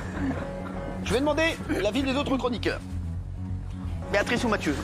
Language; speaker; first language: French; native; French